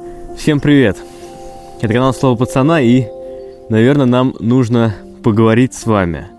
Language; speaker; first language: Russian; native; Russian